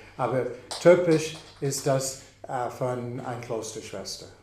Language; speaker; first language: German; non-native, fluent; English